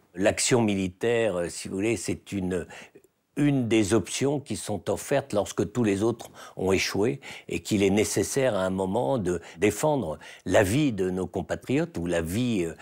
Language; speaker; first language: French; native; French